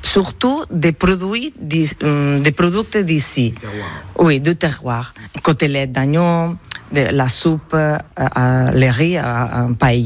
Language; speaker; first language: French; non-native, learner; Catalan